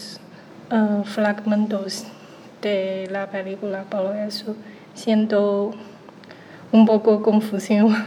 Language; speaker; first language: Spanish; non-native, learner; Chinese